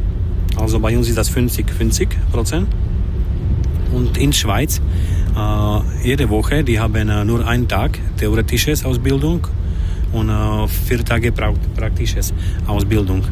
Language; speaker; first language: German; non-native, learner; Slovak